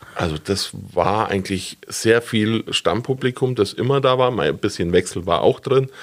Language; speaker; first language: German; native; German